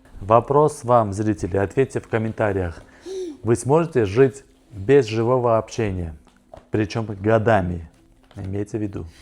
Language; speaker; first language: Russian; non-native, local second language; Armenian